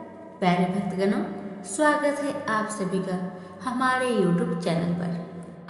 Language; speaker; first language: Hindi; native; Hindi